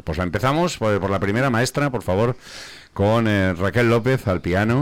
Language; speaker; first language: Spanish; native; Spanish